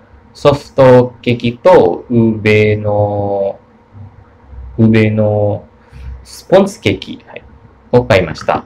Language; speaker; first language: Japanese; non-native, learner; Indonesian